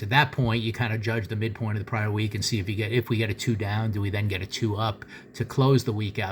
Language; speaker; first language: English; native; English